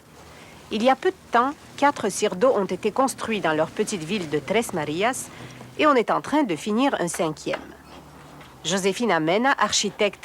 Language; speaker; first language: French; native; French